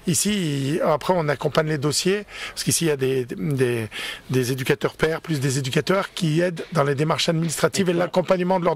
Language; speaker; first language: French; native; French